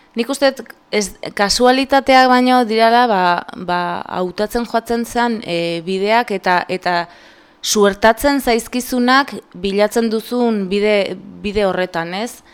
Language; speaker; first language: Basque; native; Basque